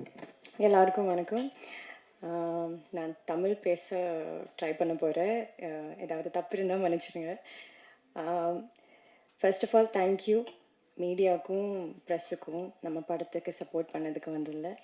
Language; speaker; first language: Tamil; non-native, learner; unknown